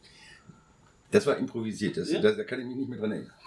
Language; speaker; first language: German; native; German